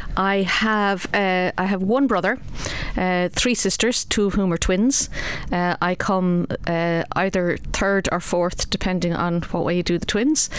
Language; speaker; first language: English; native; English